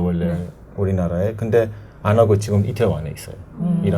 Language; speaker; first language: Korean; non-native, learner; Persian